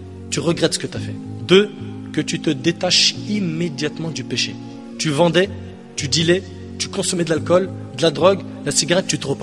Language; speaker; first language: French; native; French